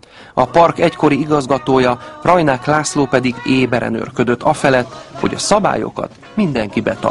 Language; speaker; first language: Hungarian; native; Hungarian